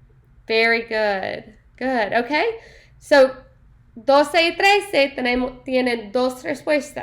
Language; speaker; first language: Spanish; non-native, learner; English